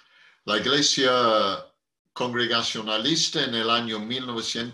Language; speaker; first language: Spanish; non-native, fluent; English